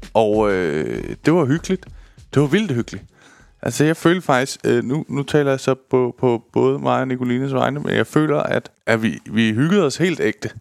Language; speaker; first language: Danish; early bilingual, other home language; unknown